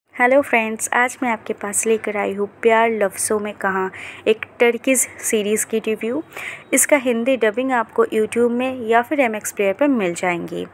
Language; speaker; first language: Hindi; non-native, local second language; Bangla